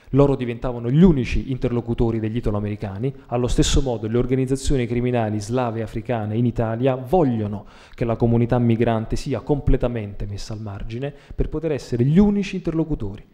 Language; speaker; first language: Italian; native; Italian